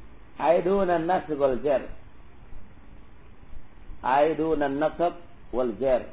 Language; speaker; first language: Arabic; non-native, fluent; Javanese